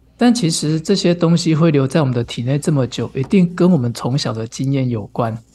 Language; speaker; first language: Chinese; native; Chinese